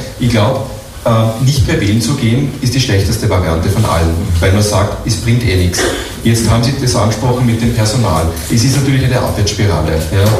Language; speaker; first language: German; native; German